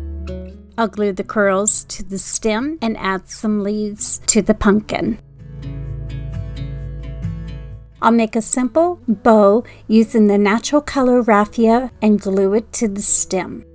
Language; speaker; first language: English; native; English